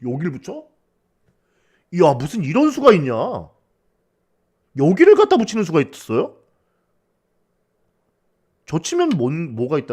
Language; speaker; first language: Korean; native; Korean